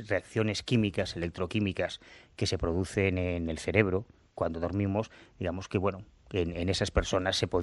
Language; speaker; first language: Spanish; native; Spanish